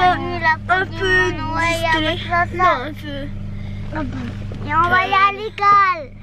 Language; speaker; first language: French; early bilingual, heritage; French